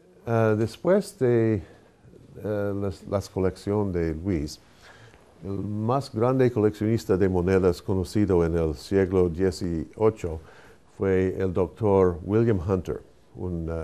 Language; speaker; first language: Spanish; non-native, fluent; English